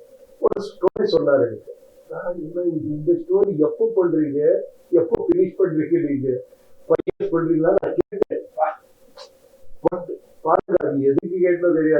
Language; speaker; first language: Tamil; non-native, learner; Kannada